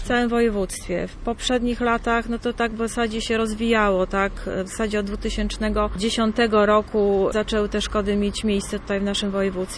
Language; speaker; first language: Polish; native; Polish